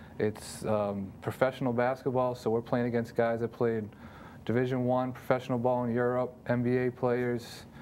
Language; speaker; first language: English; native; English